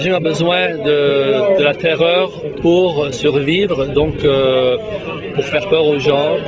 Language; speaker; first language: French; non-native, fluent; Persian